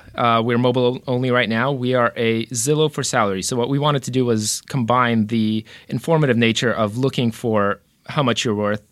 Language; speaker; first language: English; early bilingual, other home language; Russian